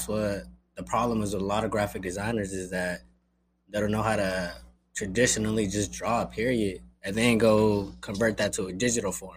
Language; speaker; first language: English; early bilingual, other home language; Spanish